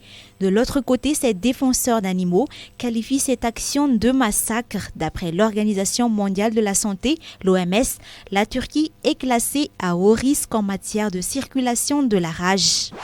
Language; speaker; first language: French; non-native, local second language; Malagasy